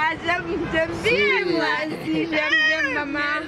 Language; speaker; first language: French; non-native, learner; Wolof